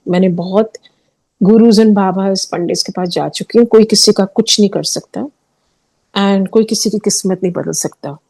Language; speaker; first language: Hindi; early bilingual, heritage; Hindi